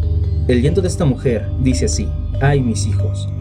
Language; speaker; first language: Spanish; native; Spanish